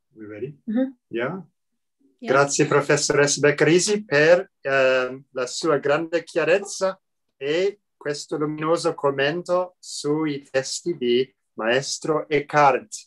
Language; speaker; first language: Italian; non-native, fluent; English